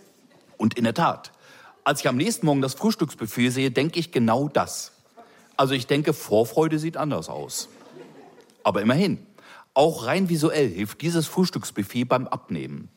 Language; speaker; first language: German; native; German